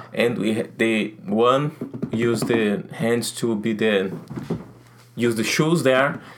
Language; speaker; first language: English; non-native, fluent; Portuguese